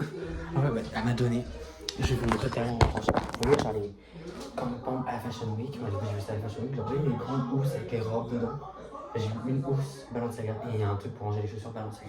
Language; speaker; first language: French; native; French